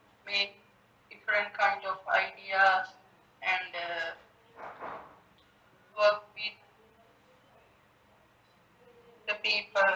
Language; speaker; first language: English; non-native, learner; Sinhala